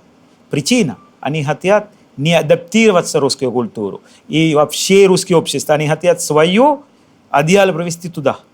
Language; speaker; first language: Russian; non-native, fluent; Sinhala